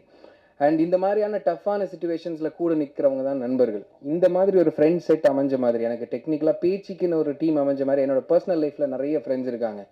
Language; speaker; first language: Tamil; native; Tamil